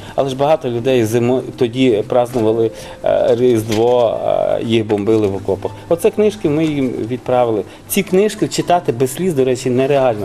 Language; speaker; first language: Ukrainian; native; Ukrainian